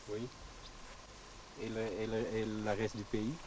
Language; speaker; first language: French; non-native, fluent; Dutch